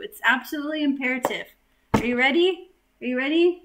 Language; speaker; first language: English; native; English